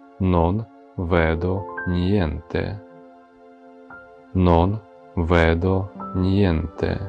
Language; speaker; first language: Italian; non-native, fluent; Ukrainian